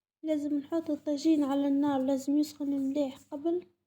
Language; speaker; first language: Arabic; native; Arabic